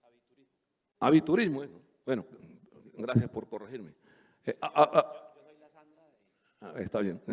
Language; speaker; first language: Spanish; native; Spanish